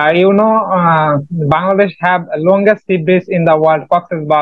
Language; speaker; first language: English; non-native, learner; Bangla